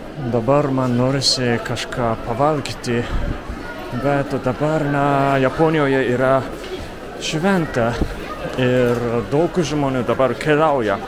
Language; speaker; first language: Lithuanian; non-native, fluent; Japanese